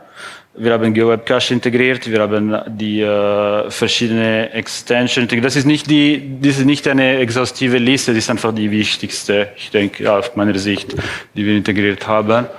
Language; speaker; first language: German; non-native, fluent; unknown